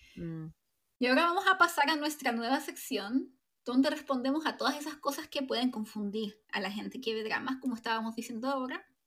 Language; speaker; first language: Spanish; native; Spanish